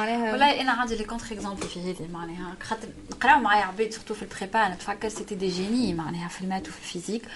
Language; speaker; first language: Arabic; native; Arabic